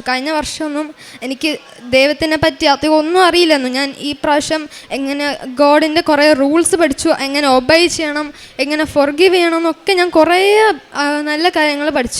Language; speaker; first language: Malayalam; early bilingual, heritage; Malayalam